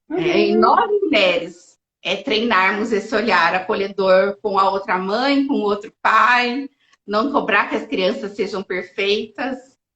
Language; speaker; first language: Portuguese; native; Portuguese